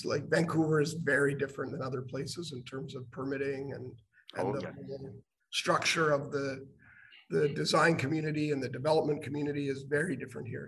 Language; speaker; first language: English; native; English